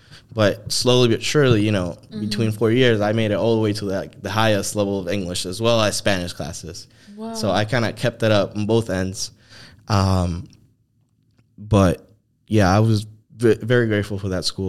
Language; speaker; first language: English; non-native, fluent; Spanish